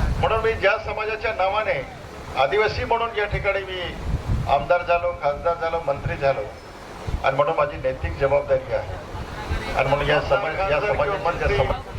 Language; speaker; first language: Marathi; non-native, local second language; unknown